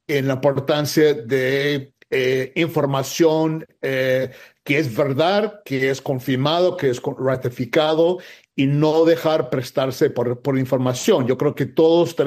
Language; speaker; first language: Spanish; non-native, fluent; English